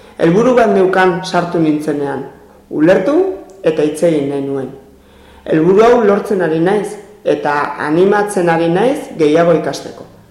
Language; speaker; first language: Basque; non-native, local second language; Spanish